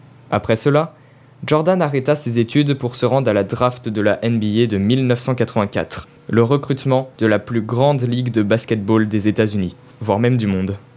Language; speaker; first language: French; native; French